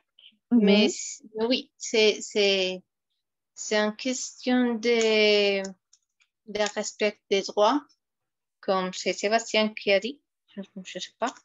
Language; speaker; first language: French; non-native, fluent; Spanish